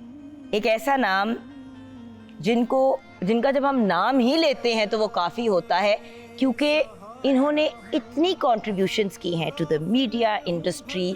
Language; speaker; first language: Urdu; native; Urdu